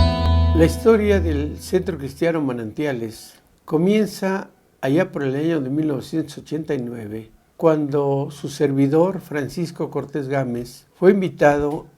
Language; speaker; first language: Spanish; native; Spanish